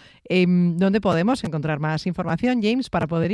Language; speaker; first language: Spanish; native; Spanish